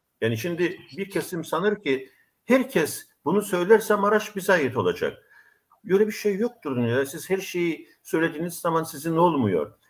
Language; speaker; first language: Turkish; native; Turkish